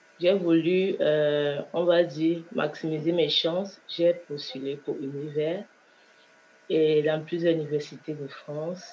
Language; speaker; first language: French; non-native, local second language; Kinyarwanda